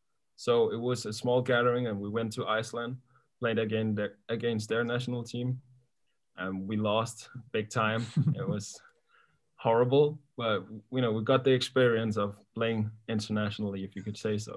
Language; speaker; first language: English; non-native, fluent; Kalaallisut